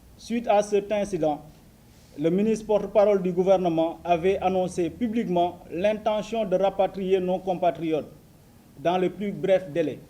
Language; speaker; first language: French; non-native, local second language; Wolof